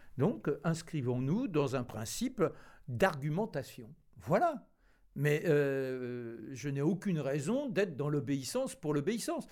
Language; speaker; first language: French; native; French